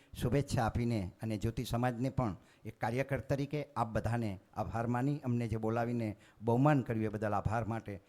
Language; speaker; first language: Gujarati; native; Gujarati